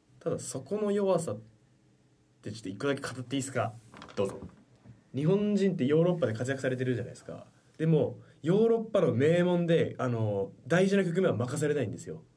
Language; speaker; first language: Japanese; native; Japanese